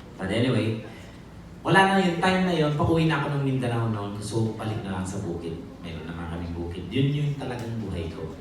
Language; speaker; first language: Filipino; native; Filipino